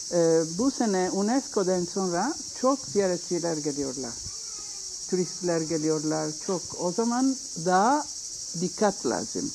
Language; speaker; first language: Turkish; non-native, learner; Italian